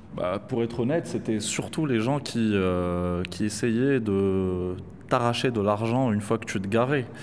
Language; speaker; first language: French; non-native, local second language; Arabic